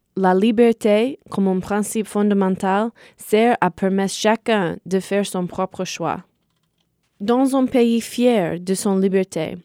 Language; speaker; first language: French; non-native, fluent; English